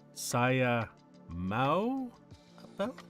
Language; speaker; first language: Indonesian; non-native, learner; English